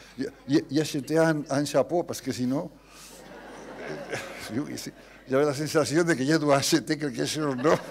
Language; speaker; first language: French; non-native, learner; Spanish